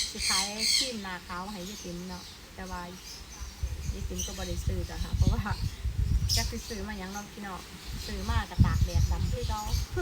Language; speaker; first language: Thai; non-native, local second language; Northeastern Thai